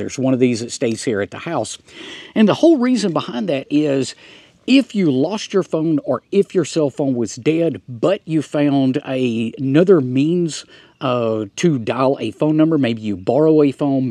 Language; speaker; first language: English; native; English